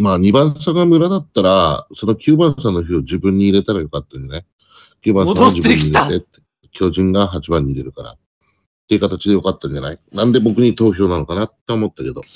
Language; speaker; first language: Japanese; native; Japanese